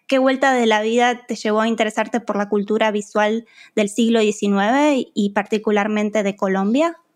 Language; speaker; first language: Spanish; native; Spanish